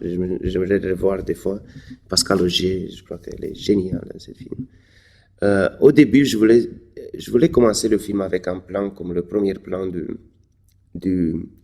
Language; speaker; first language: French; non-native, fluent; Romanian